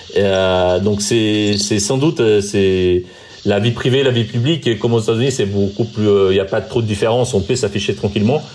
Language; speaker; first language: French; non-native, fluent; Portuguese